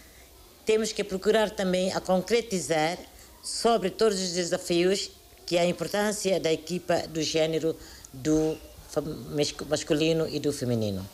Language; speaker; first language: Portuguese; non-native, local second language; Tetum